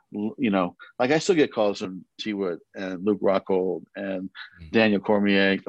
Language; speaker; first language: English; early bilingual, other home language; Korean